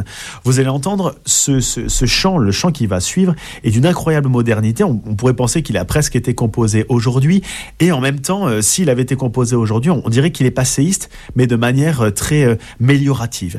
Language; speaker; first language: French; native; French